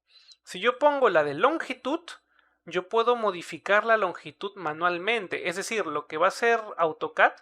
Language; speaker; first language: Spanish; native; Spanish